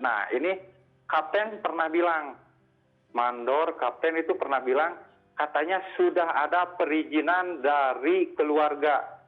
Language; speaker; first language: Indonesian; native; Indonesian